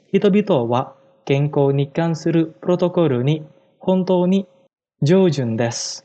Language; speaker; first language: Japanese; non-native, fluent; Indonesian